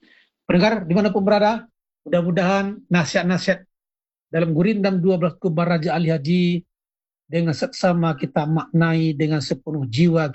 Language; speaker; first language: Indonesian; native; Indonesian